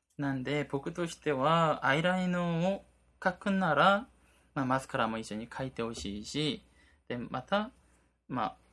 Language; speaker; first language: Japanese; non-native, fluent; Korean